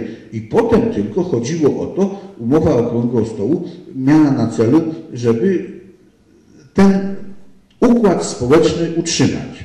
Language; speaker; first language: Polish; native; Polish